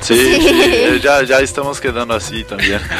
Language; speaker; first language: Spanish; non-native, learner; Portuguese